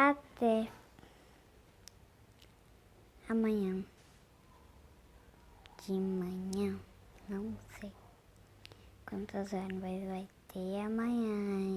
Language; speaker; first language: Portuguese; native; Portuguese